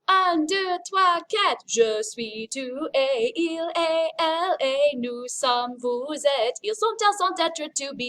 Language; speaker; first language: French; non-native, fluent; English